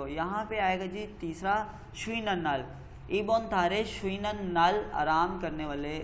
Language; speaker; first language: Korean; non-native, learner; Urdu